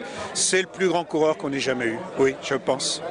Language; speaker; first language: French; native; French